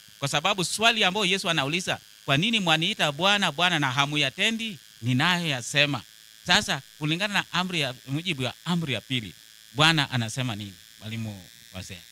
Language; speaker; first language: Swahili; non-native, local second language; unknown